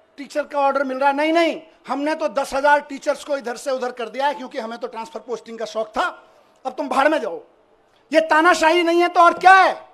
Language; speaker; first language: Hindi; native; Hindi